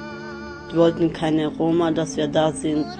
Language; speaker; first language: German; early bilingual, other home language; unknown